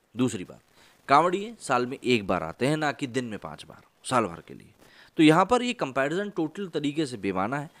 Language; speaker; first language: Hindi; native; Hindi